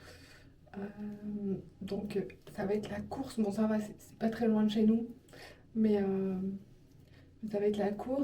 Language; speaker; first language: French; native; French